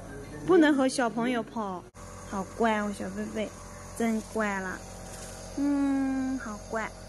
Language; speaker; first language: Chinese; native; Chinese